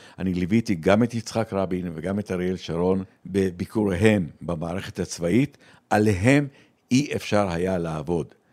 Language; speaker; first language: Hebrew; native; Hebrew